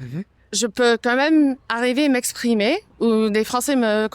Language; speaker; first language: French; non-native, fluent; English